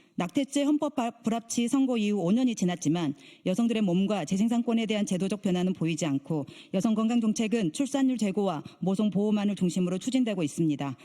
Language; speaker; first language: Korean; native; Korean